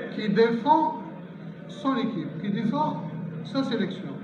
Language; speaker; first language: French; non-native, local second language; Arabic